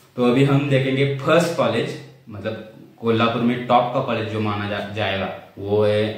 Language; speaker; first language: Hindi; non-native, local second language; Marathi